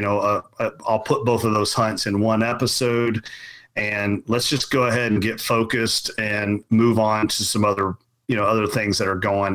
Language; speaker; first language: English; native; English